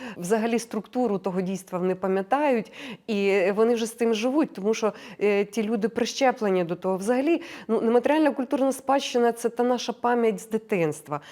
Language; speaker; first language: Ukrainian; native; Ukrainian